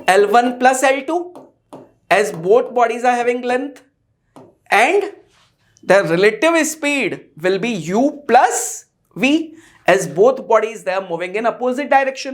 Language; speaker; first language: English; non-native, local second language; Hindi